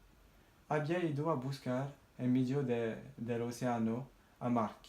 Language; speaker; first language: Spanish; non-native, learner; French